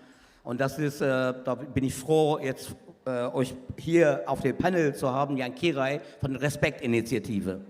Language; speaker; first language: German; non-native, fluent; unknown